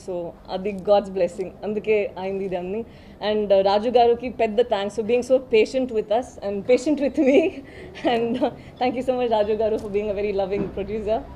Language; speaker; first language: Telugu; non-native, local second language; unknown